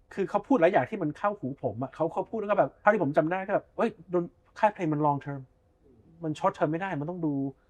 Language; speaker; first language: Thai; early bilingual, heritage; Thai